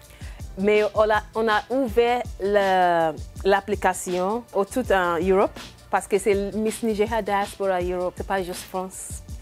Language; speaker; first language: French; non-native, learner; English